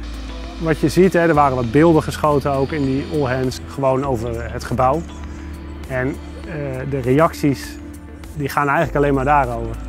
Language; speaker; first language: Dutch; native; Dutch